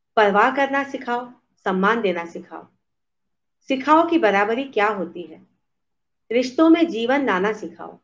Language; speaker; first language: Hindi; native; Hindi